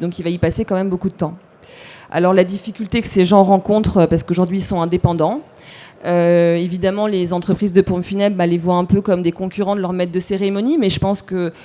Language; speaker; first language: French; native; French